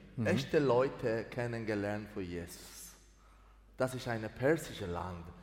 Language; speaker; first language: German; non-native, learner; Persian